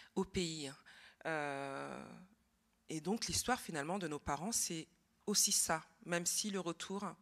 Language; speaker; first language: French; native; French